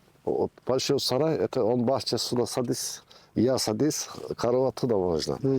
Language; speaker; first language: Russian; non-native, learner; Turkish